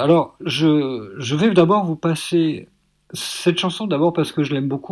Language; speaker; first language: French; native; French